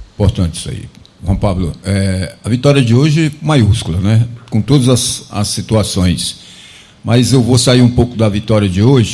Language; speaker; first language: Portuguese; native; Portuguese